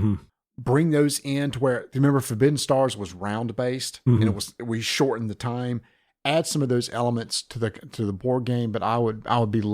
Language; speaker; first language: English; native; English